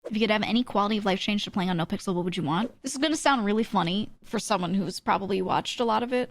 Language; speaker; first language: English; native; English